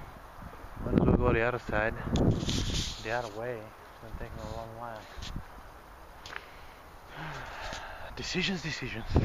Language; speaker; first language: English; non-native, fluent; Bulgarian